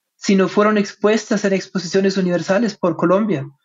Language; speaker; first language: Spanish; non-native, fluent; German